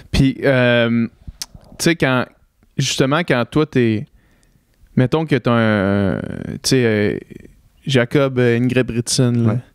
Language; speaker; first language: French; native; French